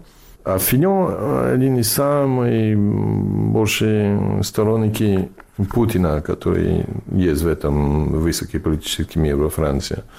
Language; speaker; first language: Russian; non-native, fluent; English